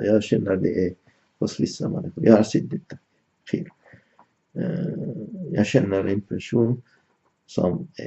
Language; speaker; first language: Swedish; non-native, fluent; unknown